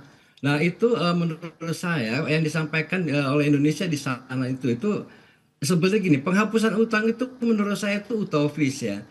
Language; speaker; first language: Indonesian; native; Indonesian